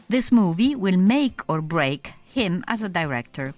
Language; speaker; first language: English; non-native, fluent; Italian